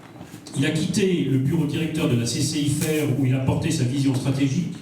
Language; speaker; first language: French; native; French